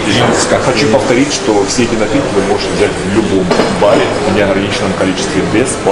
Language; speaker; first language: Russian; native; Russian